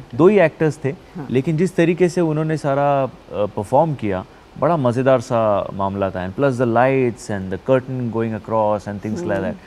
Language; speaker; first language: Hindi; non-native, local second language; Marathi